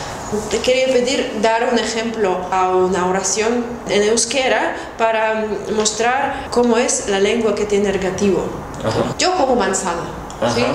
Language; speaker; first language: Spanish; non-native, fluent; Russian